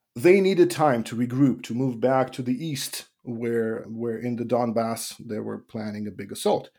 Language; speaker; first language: English; non-native, fluent; Russian